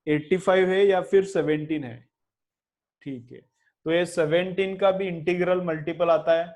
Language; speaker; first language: Hindi; non-native, local second language; Marathi